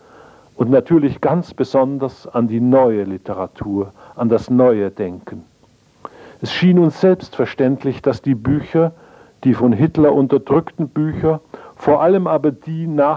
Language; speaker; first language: German; native; German